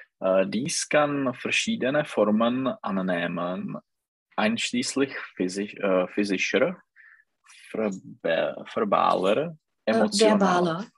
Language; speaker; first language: German; non-native, learner; Czech